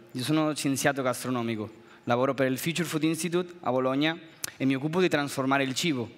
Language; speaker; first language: Italian; non-native, fluent; Spanish